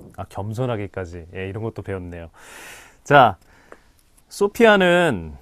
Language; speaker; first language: Korean; native; Korean